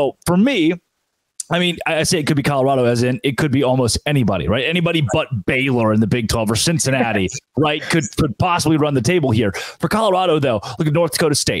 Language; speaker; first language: English; native; English